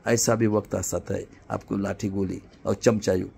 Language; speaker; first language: Hindi; non-native, local second language; Marathi